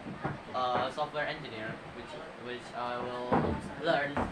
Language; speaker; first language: English; non-native, learner; Indonesian